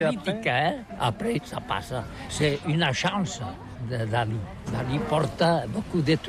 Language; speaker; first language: French; non-native, learner; Catalan